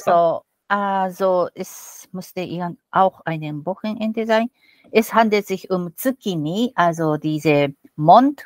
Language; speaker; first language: German; non-native, fluent; Japanese